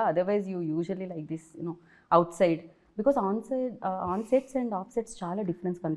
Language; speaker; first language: Telugu; native; Telugu